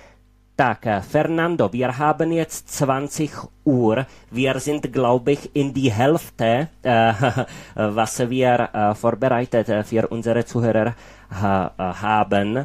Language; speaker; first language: German; non-native, fluent; Czech